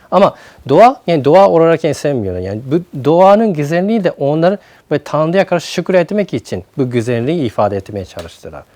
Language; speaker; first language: Turkish; non-native, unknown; Japanese